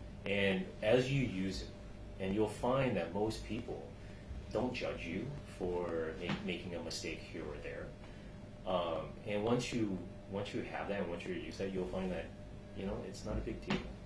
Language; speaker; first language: English; early bilingual, other home language; Chinese